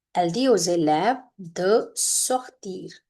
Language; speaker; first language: French; non-native, fluent; Hindi